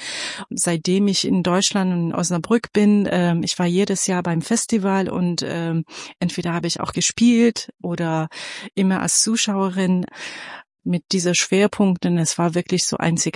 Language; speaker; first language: German; non-native, fluent; Persian